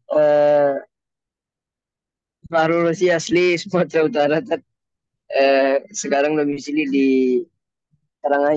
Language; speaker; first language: Indonesian; native; Indonesian